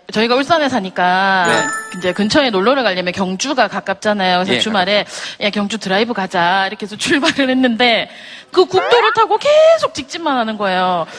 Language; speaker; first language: Korean; native; Korean